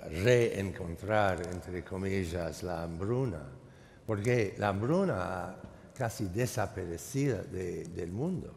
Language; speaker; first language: Spanish; non-native, fluent; English